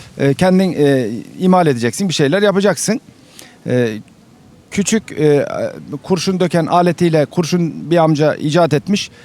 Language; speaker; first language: Turkish; native; Turkish